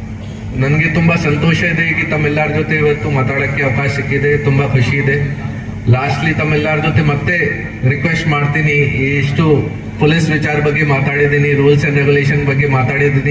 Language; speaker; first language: Kannada; non-native, local second language; Hindi